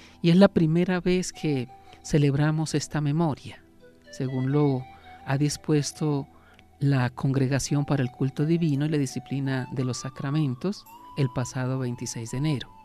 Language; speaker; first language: Spanish; native; Spanish